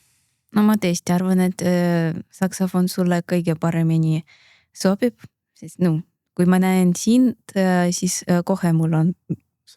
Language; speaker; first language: Estonian; non-native, local second language; Russian